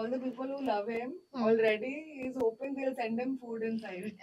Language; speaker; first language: English; non-native, learner; Korean